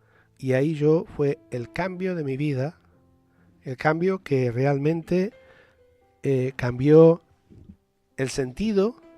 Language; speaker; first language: Spanish; native; Spanish